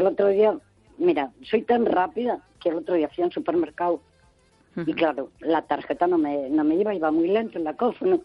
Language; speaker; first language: Spanish; native; Spanish